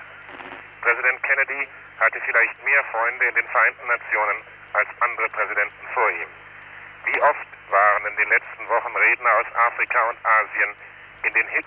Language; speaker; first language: German; native; German